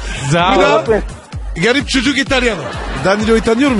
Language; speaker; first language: Turkish; non-native, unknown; French